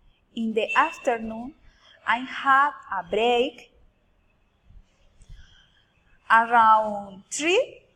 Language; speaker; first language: English; non-native, learner; Spanish